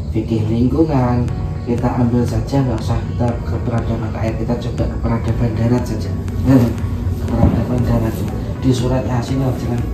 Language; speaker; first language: Indonesian; native; Indonesian